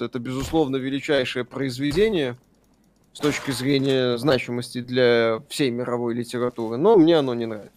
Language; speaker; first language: Russian; native; Russian